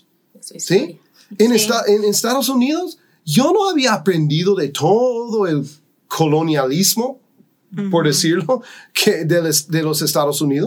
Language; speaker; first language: Spanish; non-native, fluent; English